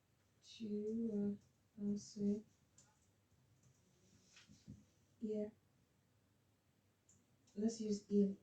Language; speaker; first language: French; non-native, fluent; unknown